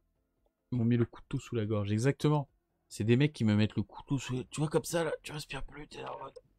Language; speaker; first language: French; native; French